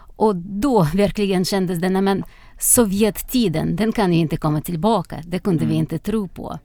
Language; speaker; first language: Swedish; non-native, fluent; Russian